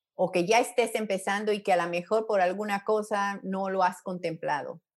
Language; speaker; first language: Spanish; native; Spanish